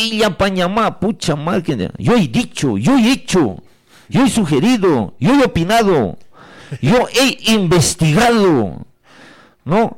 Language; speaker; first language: Spanish; native; Spanish